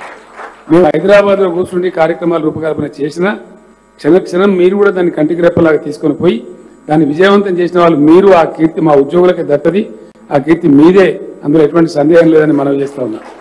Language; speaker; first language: Telugu; native; Telugu